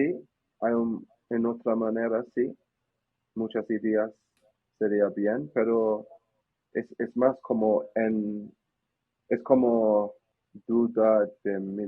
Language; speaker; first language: Spanish; non-native, learner; English